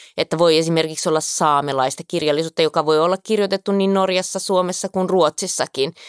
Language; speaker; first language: Finnish; native; Finnish